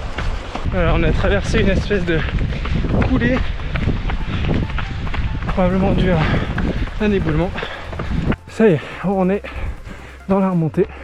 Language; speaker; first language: French; native; French